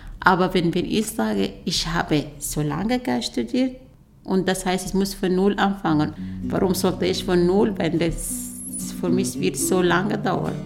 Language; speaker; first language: German; non-native, learner; Arabic